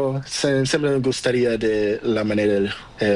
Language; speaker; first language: Spanish; non-native, learner; Portuguese